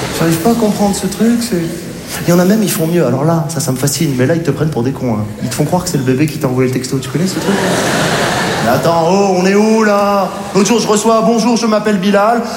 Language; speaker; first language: French; native; French